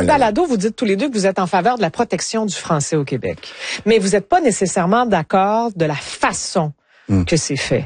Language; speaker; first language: French; native; French